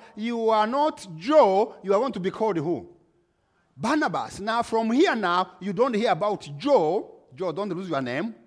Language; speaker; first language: English; non-native, local second language; Kinyarwanda